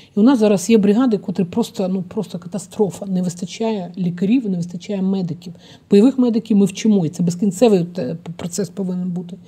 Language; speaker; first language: Ukrainian; non-native, fluent; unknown